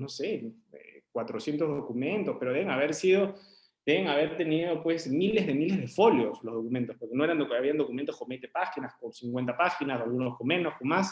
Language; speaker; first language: Spanish; native; Spanish